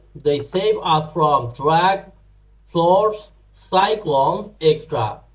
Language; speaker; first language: English; non-native, local second language; Bangla